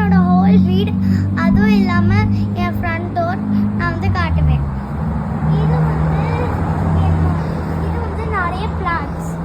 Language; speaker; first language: Tamil; early bilingual, heritage; Tamil